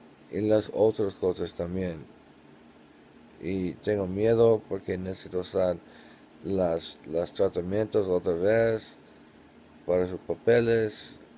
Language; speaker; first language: Spanish; non-native, learner; English